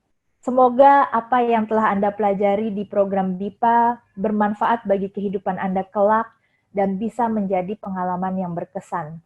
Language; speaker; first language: Indonesian; native; Indonesian